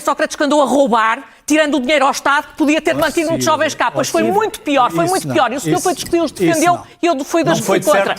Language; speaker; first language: Portuguese; native; Portuguese